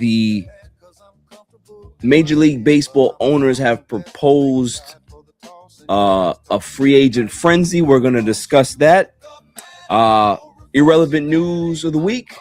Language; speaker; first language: English; native; English